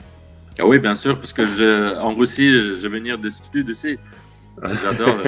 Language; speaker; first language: French; non-native, learner; Russian